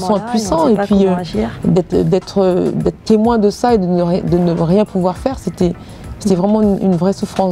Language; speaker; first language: French; native; French